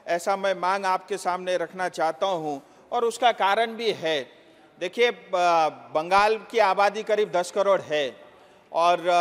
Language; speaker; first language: Hindi; non-native, local second language; Nepali